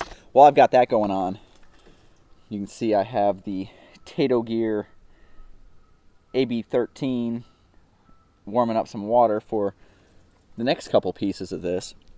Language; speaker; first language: English; native; English